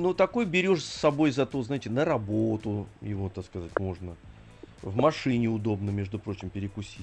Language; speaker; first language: Russian; native; Russian